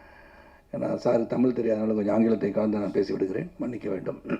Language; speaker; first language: Tamil; native; Tamil